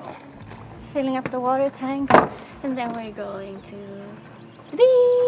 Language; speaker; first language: English; non-native, fluent; Swedish